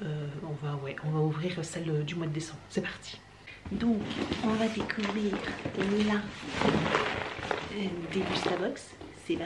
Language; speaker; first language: French; native; French